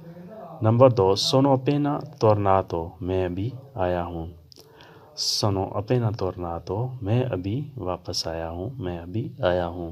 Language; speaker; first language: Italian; non-native, fluent; Urdu